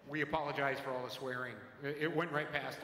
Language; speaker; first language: English; native; English